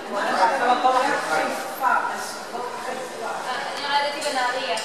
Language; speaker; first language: Hebrew; non-native, learner; French